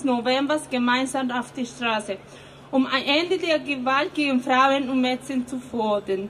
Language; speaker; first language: German; non-native, fluent; Spanish